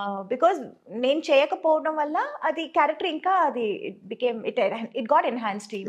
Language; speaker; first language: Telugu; non-native, local second language; Tamil